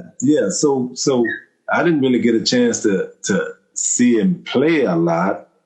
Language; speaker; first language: English; native; English